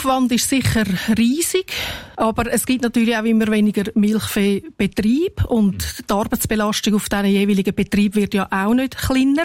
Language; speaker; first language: German; native; German